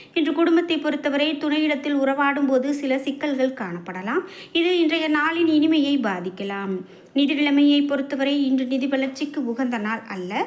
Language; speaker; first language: Tamil; native; Tamil